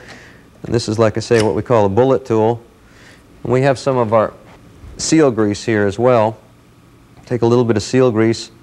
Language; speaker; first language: English; native; English